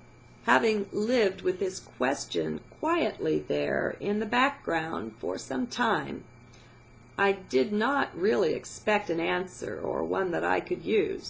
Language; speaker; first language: English; native; English